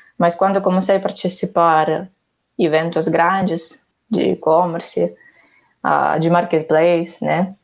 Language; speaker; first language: Portuguese; non-native, fluent; Ukrainian